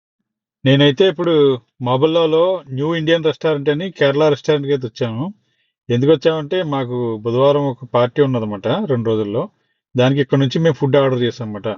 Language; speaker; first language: Telugu; native; Telugu